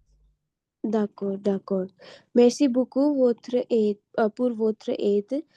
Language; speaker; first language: French; non-native, learner; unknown